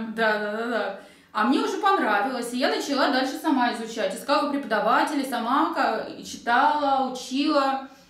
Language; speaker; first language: Russian; native; Russian